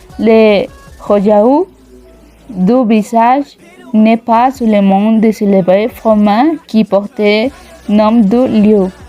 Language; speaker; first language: French; non-native, learner; Spanish